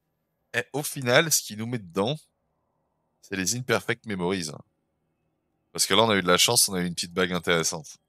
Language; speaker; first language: French; native; French